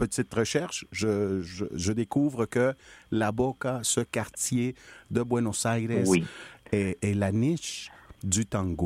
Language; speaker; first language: French; non-native, fluent; Spanish